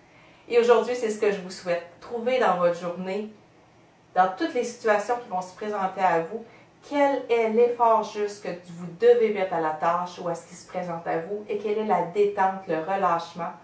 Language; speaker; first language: French; native; French